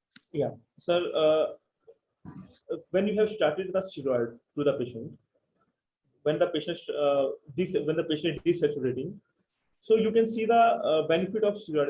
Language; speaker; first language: English; non-native, local second language; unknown